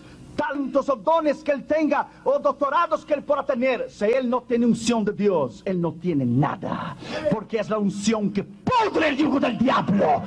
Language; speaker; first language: Spanish; non-native, fluent; Portuguese